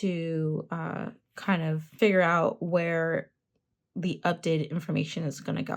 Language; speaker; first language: English; native; English